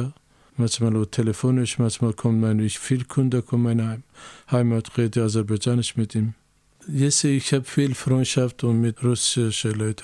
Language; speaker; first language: German; non-native, learner; Azerbaijani